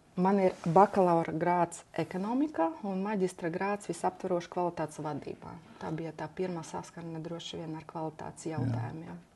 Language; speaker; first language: Latvian; non-native, local second language; Russian